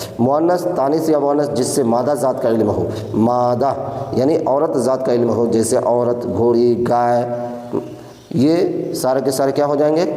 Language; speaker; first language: Urdu; native; Urdu